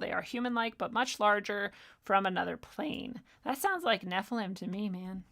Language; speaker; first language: English; native; English